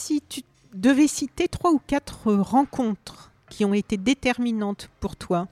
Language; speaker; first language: French; native; French